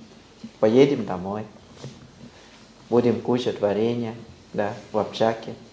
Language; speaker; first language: Russian; non-native, fluent; Thai